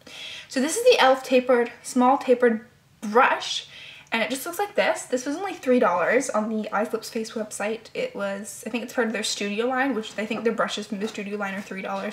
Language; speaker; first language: English; native; English